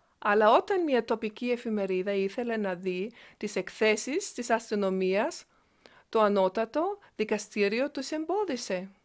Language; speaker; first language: Greek; non-native, learner; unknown